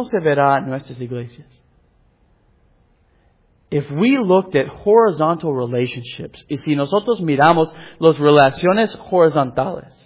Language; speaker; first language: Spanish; non-native, learner; English